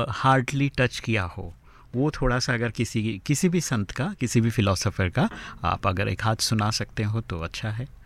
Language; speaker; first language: Hindi; native; Hindi